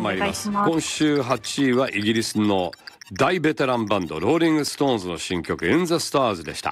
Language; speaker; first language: Japanese; native; Japanese